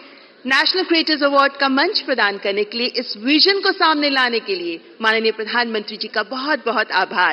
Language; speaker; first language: Hindi; native; Hindi